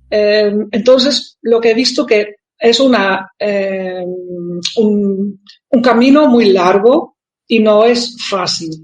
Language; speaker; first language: Spanish; non-native, fluent; Dutch